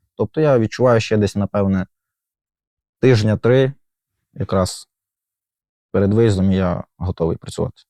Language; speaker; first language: Ukrainian; native; Ukrainian